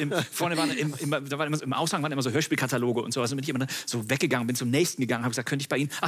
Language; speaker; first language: German; native; German